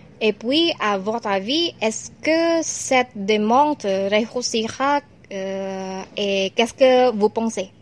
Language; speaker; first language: French; non-native, learner; Cantonese